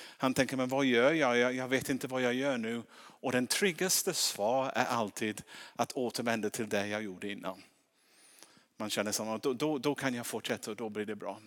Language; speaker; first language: Swedish; non-native, fluent; English